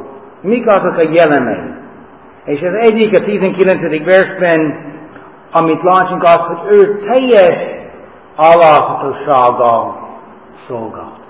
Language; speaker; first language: Hungarian; non-native, learner; English